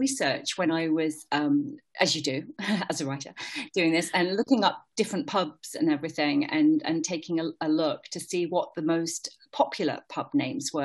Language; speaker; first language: English; native; English